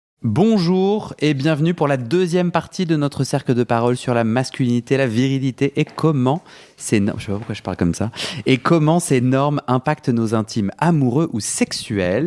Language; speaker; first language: French; native; French